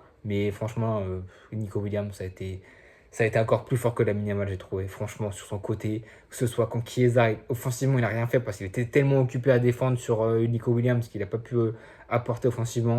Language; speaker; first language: French; native; French